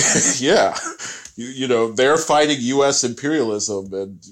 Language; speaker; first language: English; early bilingual, other home language; Yoruba